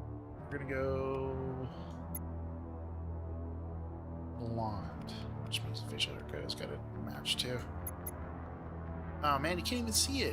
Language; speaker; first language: English; native; English